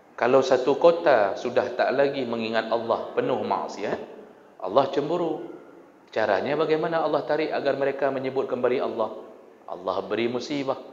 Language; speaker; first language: Malay; non-native, local second language; Achinese